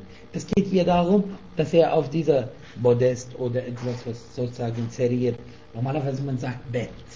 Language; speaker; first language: German; non-native, fluent; Arabic